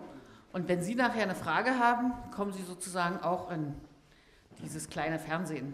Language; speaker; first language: German; native; German